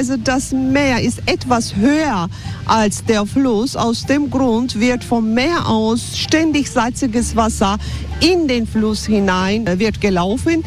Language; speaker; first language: German; non-native, fluent; Turkish